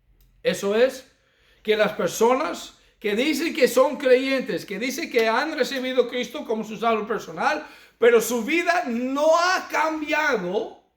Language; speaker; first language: Spanish; non-native, fluent; English